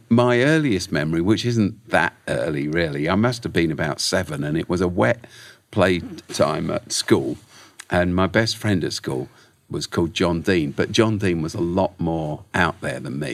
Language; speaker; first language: English; native; English